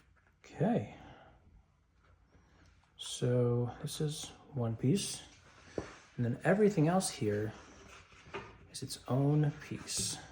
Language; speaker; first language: English; native; English